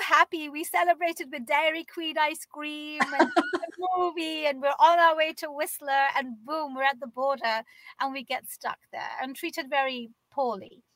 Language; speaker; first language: English; native; English